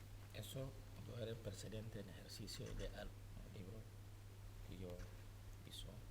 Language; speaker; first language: Spanish; non-native, learner; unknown